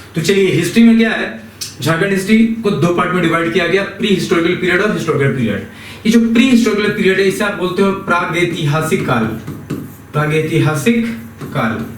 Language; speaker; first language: Hindi; native; Hindi